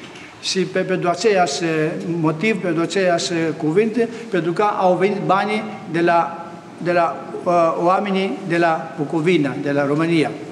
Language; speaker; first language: Romanian; non-native, fluent; Greek